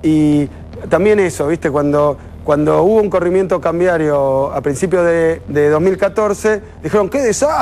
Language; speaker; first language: Spanish; native; Spanish